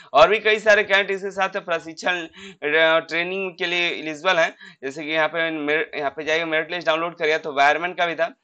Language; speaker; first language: Hindi; native; Hindi